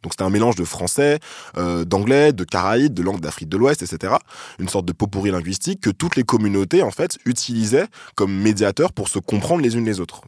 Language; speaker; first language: French; native; French